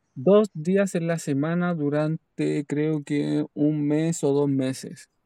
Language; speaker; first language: Spanish; native; Spanish